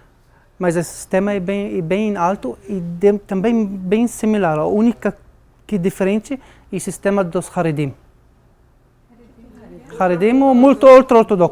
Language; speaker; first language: Portuguese; non-native, learner; Arabic